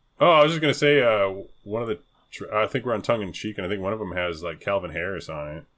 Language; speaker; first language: English; native; English